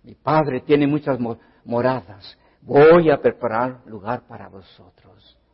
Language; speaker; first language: Spanish; early bilingual, heritage; Spanish